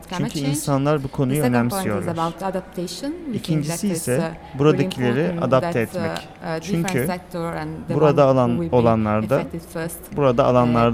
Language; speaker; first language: Turkish; non-native, learner; Italian